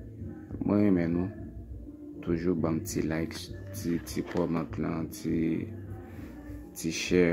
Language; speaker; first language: French; non-native, learner; Haitian Creole